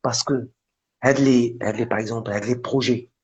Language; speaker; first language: French; non-native, local second language; Arabic